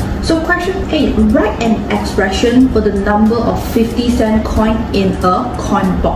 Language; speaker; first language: English; non-native, local second language; Chinese